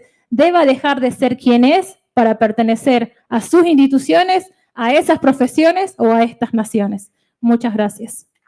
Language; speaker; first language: Spanish; native; Spanish